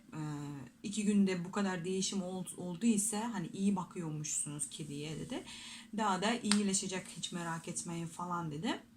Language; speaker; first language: Turkish; non-native, fluent; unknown